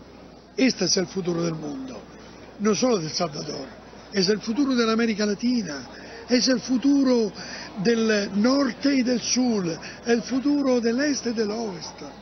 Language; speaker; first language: Spanish; non-native, fluent; Italian